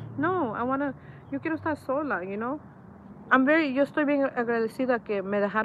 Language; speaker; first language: Spanish; early bilingual, heritage; Spanish